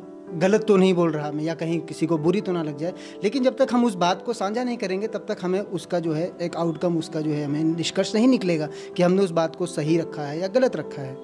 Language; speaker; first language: Hindi; native; Hindi